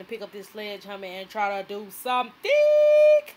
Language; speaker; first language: English; native; English